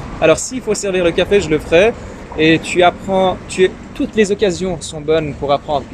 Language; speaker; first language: French; early bilingual, other home language; Persian